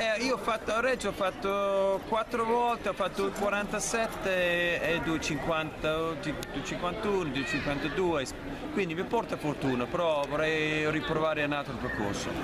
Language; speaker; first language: Italian; non-native, fluent; English